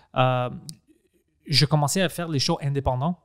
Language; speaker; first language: French; non-native, fluent; Greek